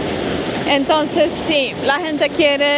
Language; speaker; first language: Spanish; non-native, fluent; Polish